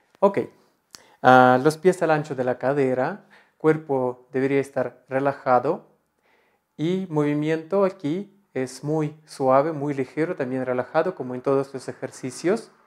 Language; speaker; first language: Spanish; non-native, fluent; Russian